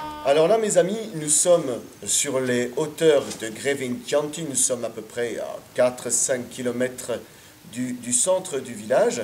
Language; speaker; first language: French; native; French